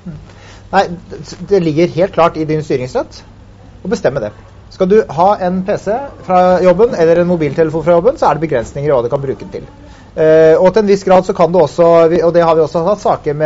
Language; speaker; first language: Norwegian; native; Norwegian